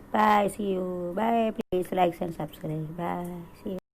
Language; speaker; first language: Hindi; non-native, local second language; Tamil